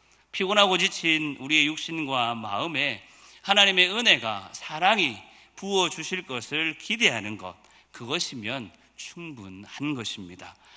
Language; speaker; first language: Korean; native; Korean